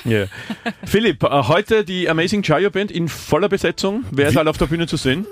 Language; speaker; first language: German; native; German